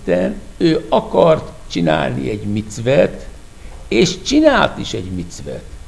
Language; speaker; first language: Hungarian; non-native, fluent; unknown